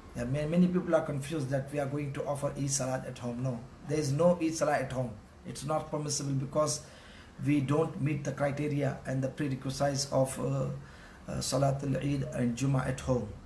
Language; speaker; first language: English; non-native, local second language; Urdu